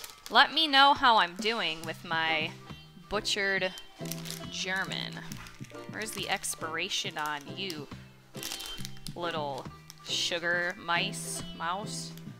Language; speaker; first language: English; native; English